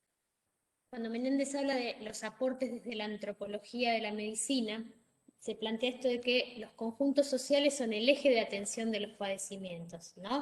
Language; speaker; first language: Spanish; native; Spanish